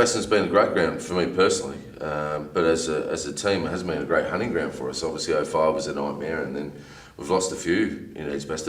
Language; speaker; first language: English; native; English